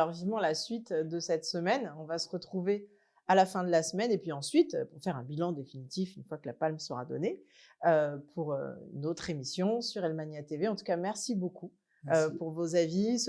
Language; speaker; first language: French; native; French